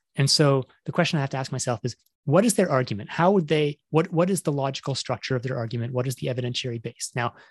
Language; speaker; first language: English; native; English